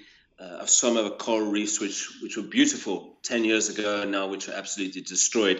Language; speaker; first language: English; native; English